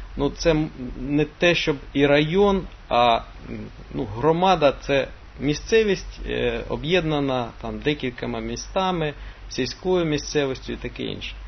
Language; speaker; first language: Ukrainian; non-native, local second language; Russian